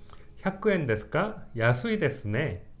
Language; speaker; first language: Japanese; non-native, fluent; Korean